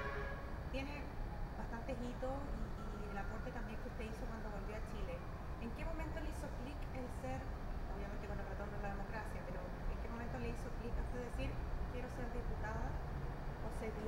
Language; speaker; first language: Spanish; native; Spanish